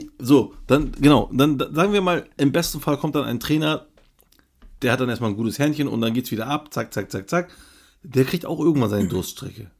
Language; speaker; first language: German; early bilingual, other home language; Turkish